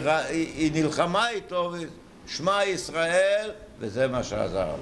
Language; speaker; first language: Hebrew; early bilingual, other home language; Yiddish